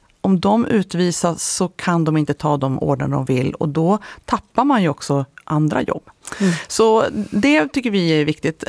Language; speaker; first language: Swedish; native; Swedish